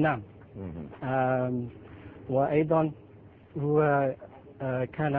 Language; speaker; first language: Arabic; non-native, learner; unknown